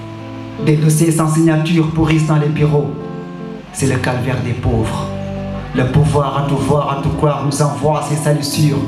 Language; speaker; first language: French; non-native, local second language; Wolof